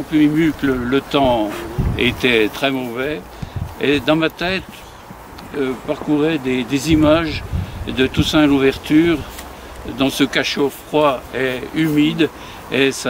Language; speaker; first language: French; native; French